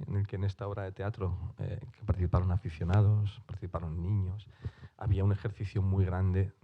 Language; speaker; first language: Spanish; non-native, local second language; Basque